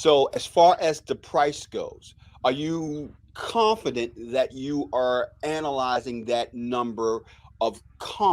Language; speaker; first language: English; native; English